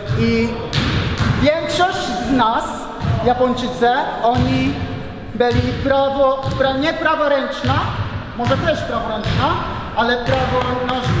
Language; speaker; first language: Polish; non-native, learner; Japanese